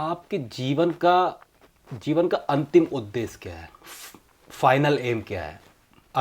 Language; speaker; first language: Hindi; native; Hindi